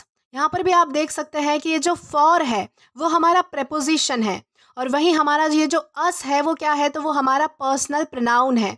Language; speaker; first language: Hindi; native; Hindi